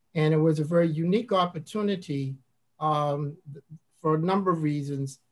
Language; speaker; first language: English; native; English